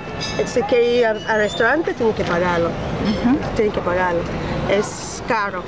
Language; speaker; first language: Spanish; non-native, learner; Italian